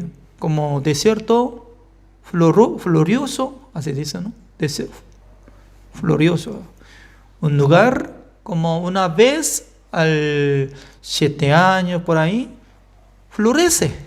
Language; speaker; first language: Spanish; non-native, fluent; Korean